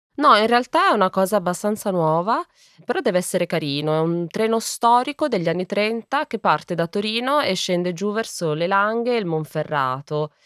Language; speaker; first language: Italian; native; Italian